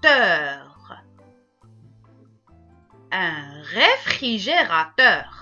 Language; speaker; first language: French; non-native, local second language; Arabic